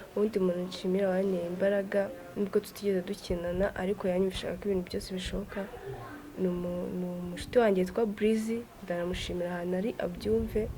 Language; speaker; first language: Kinyarwanda; native; Kinyarwanda